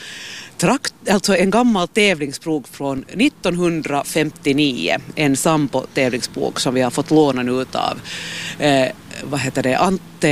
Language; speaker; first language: Swedish; native; Swedish